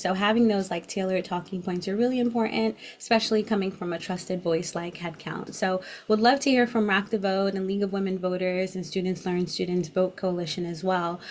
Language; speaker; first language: English; native; English